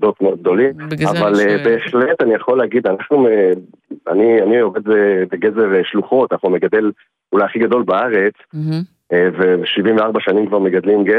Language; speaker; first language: Hebrew; native; Hebrew